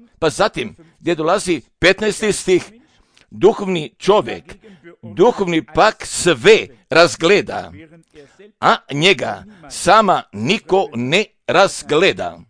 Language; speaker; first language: Croatian; non-native, fluent; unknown